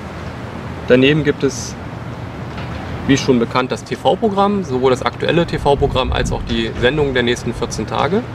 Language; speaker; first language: German; native; German